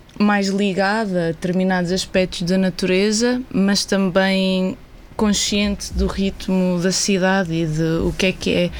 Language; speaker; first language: Portuguese; native; Portuguese